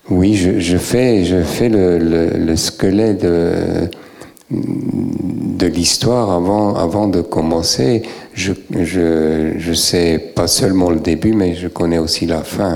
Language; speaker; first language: French; native; French